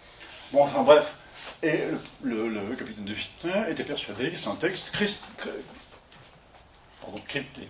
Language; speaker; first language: French; native; French